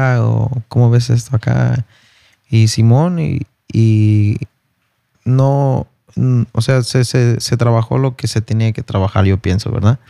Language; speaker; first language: Spanish; early bilingual, heritage; Spanish